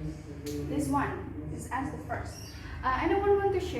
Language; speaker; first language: English; non-native, fluent; Indonesian